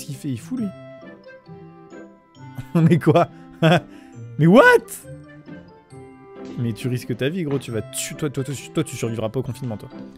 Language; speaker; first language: French; native; French